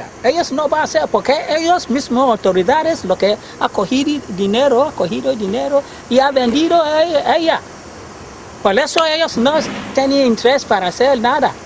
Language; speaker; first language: Spanish; non-native, learner; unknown